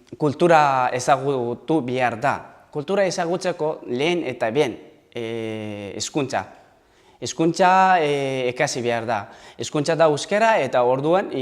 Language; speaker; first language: Basque; non-native, learner; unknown